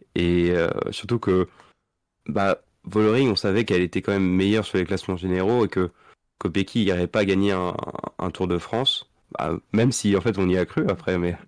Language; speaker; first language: French; native; French